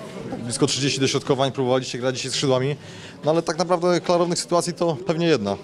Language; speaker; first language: Polish; native; Polish